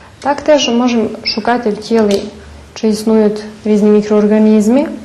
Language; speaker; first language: Ukrainian; early bilingual, heritage; Ukrainian